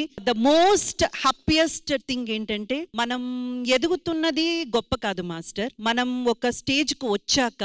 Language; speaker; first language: Telugu; native; Telugu